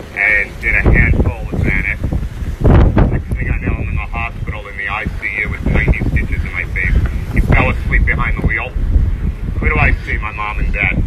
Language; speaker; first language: English; native; English